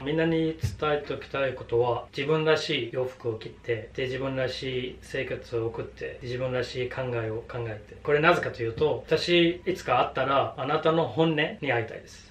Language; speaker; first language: Japanese; non-native, fluent; Arabic